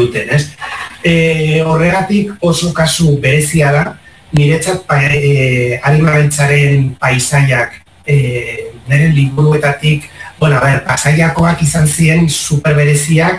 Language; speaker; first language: Basque; non-native, local second language; Spanish